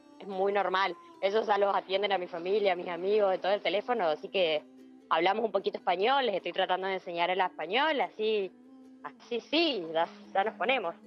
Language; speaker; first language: Spanish; native; Spanish